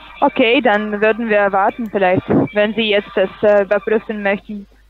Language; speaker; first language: German; non-native, learner; Russian